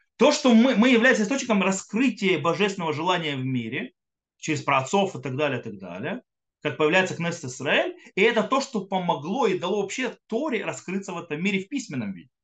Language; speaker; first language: Russian; early bilingual, heritage; Russian